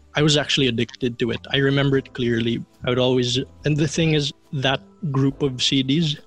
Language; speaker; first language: English; non-native, local second language; Filipino